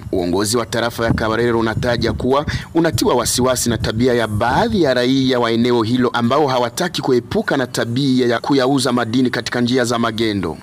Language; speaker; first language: Swahili; non-native, local second language; Rundi